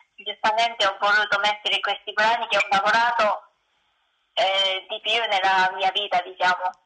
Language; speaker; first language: Italian; non-native, learner; Japanese